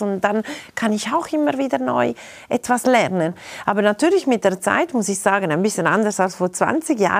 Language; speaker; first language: German; non-native, local second language; Italian